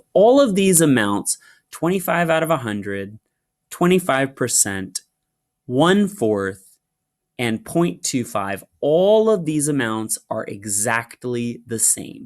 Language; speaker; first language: English; native; English